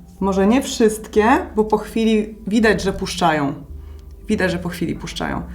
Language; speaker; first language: Polish; native; Polish